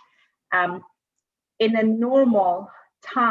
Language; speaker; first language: English; non-native, fluent; Persian